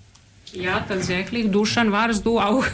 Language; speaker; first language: German; non-native, fluent; Serbian